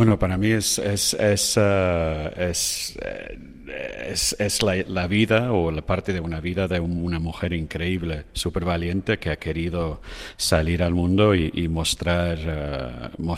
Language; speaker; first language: Spanish; non-native, fluent; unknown